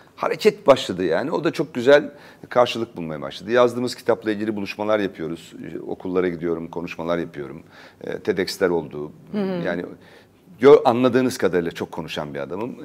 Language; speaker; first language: Turkish; native; Turkish